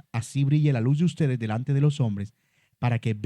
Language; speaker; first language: Spanish; native; Spanish